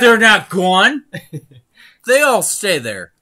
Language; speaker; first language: English; native; English